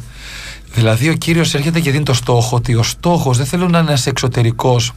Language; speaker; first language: Greek; native; Greek